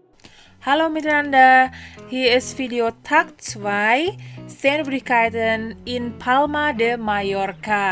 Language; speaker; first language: German; non-native, learner; Indonesian